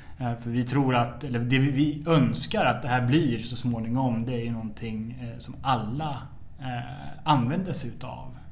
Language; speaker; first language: Swedish; native; Swedish